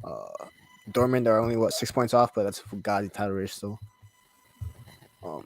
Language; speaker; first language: English; native; English